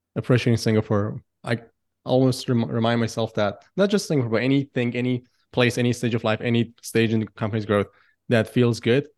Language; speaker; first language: English; non-native, fluent; Persian